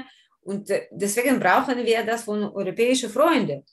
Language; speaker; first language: German; non-native, learner; Ukrainian